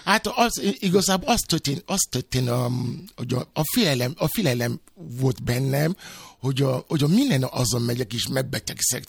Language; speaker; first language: Hungarian; non-native, learner; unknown